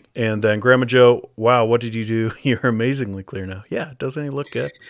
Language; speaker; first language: English; native; English